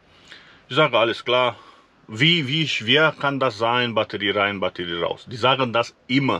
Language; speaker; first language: German; non-native, fluent; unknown